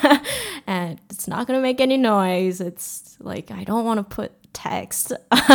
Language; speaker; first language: English; early bilingual, other home language; Korean